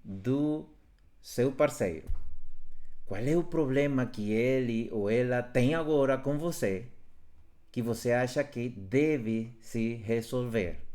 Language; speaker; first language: Portuguese; non-native, fluent; Spanish